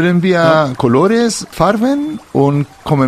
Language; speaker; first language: German; non-native, fluent; Spanish